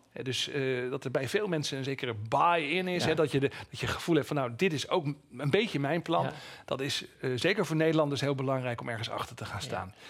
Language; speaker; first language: Dutch; native; Dutch